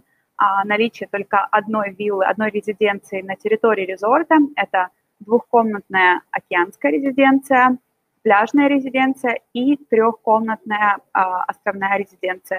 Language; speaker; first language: Russian; native; Russian